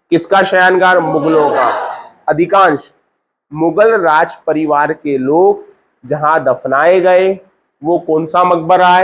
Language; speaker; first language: Hindi; native; Hindi